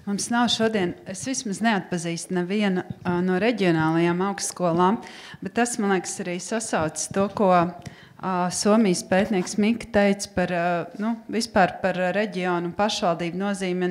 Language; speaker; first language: Latvian; native; Latvian